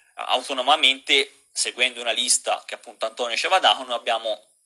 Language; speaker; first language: Italian; native; Italian